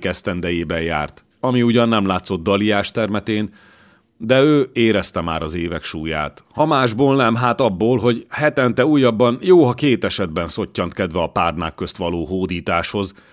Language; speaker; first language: Hungarian; native; Hungarian